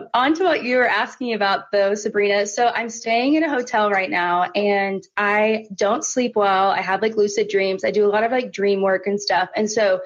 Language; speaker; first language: English; native; English